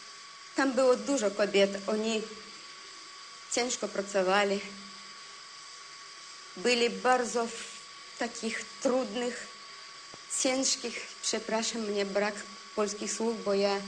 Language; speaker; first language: Polish; early bilingual, heritage; Polish